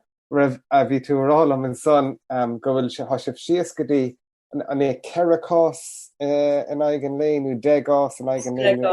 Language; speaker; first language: Irish; native; Irish